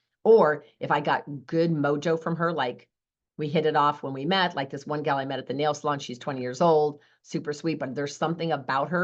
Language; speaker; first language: English; native; English